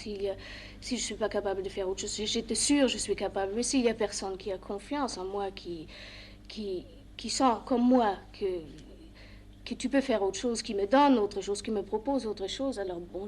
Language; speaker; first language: French; non-native, fluent; German